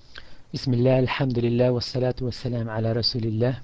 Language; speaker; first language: Arabic; non-native, fluent; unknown